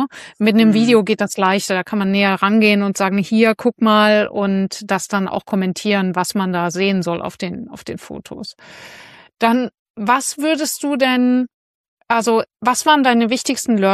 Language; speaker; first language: German; native; German